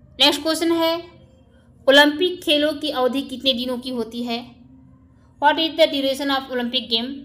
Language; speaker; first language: Hindi; native; Hindi